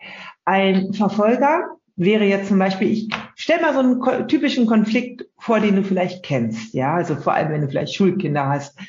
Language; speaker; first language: German; native; German